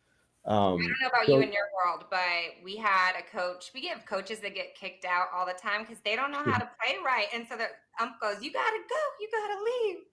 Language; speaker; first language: English; native; English